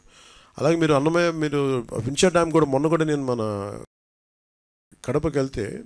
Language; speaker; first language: Telugu; native; Telugu